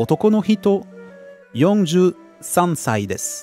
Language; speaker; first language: Japanese; non-native, learner; French